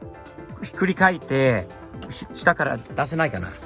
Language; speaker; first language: Japanese; native; Japanese